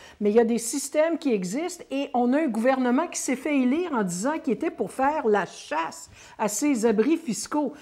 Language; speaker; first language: French; native; French